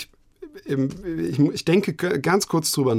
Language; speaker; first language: German; native; German